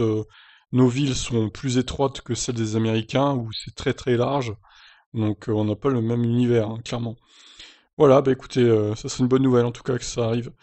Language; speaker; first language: French; native; French